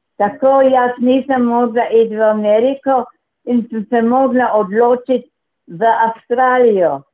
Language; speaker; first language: Slovenian; native; Slovenian